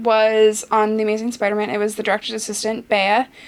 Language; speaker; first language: English; native; English